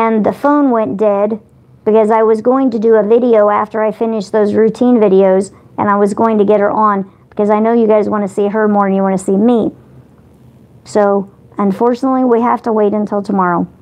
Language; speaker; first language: English; native; English